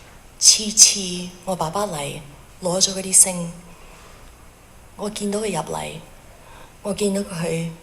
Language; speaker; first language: Cantonese; early bilingual, heritage; Cantonese